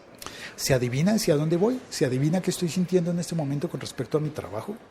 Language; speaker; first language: Spanish; native; Spanish